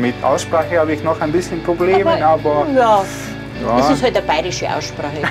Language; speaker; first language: German; non-native, learner; Macedonian